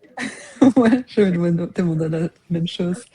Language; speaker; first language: French; non-native, fluent; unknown